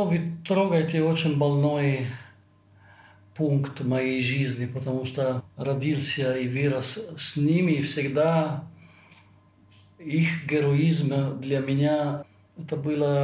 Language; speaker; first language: Russian; non-native, fluent; Italian